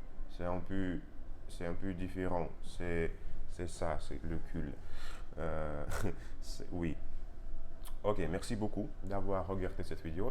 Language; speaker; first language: French; non-native, learner; Russian